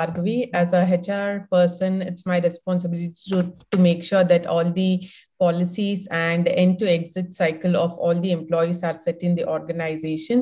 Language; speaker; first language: English; non-native, local second language; Kannada